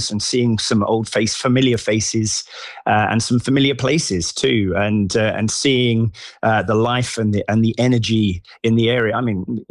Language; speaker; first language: English; native; English